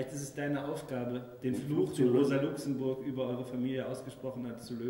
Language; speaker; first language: German; native; German